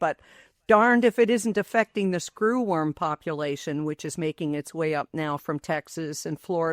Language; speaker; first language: English; native; English